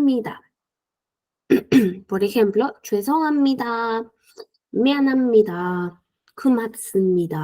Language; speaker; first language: Korean; non-native, fluent; Spanish